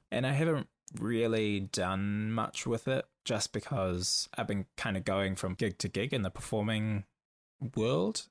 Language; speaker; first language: English; native; English